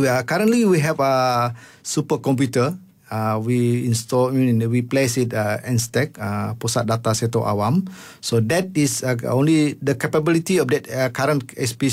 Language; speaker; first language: English; non-native, local second language; Malay